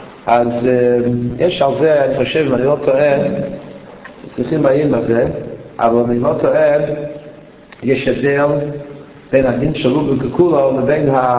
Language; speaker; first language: Hebrew; non-native, fluent; English